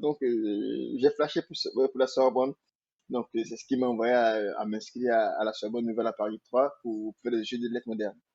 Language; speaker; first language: French; non-native, local second language; Mandingo